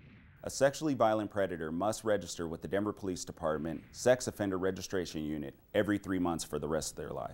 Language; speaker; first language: English; native; English